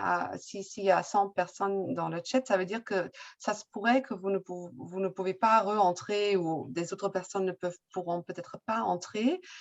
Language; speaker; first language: French; non-native, fluent; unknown